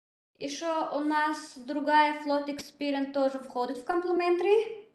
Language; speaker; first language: Russian; non-native, learner; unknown